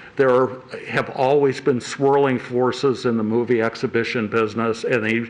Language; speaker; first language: English; native; English